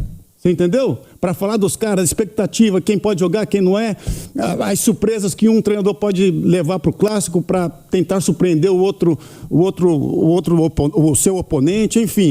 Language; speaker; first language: Portuguese; native; Portuguese